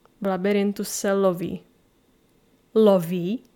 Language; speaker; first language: Czech; native; Czech